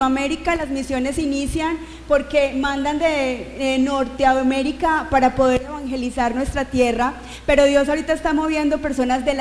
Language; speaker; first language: Spanish; native; Spanish